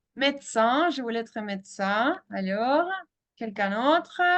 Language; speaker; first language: French; non-native, fluent; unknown